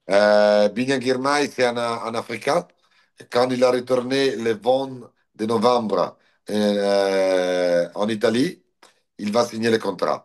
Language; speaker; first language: French; non-native, learner; Italian